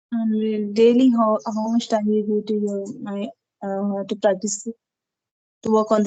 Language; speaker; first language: English; non-native, learner; Telugu